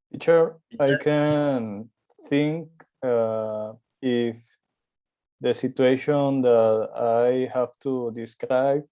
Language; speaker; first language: English; non-native, learner; Spanish